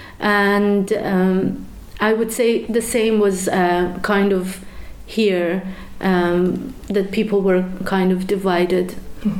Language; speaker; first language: English; non-native, fluent; Persian